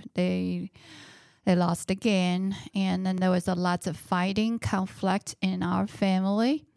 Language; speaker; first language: English; non-native, fluent; Chinese